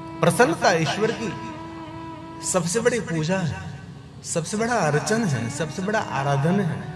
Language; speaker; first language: Hindi; non-native, local second language; Gujarati